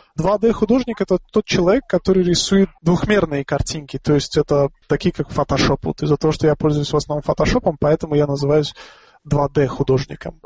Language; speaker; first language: Russian; non-native, local second language; Tajik